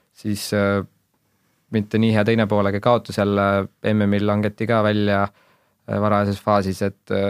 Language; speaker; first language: Estonian; native; Estonian